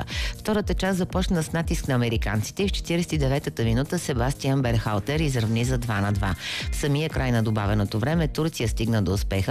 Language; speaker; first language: Bulgarian; native; Bulgarian